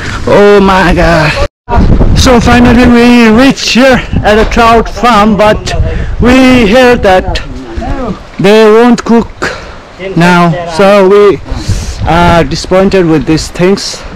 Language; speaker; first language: English; non-native, learner; Nepali